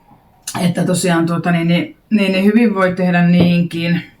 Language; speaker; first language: Finnish; native; Finnish